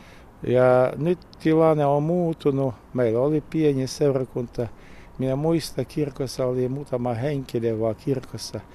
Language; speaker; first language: Finnish; non-native, learner; Russian